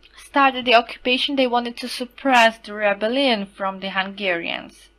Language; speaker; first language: English; non-native, fluent; Slovak